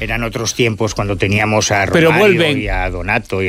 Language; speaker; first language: Spanish; native; Spanish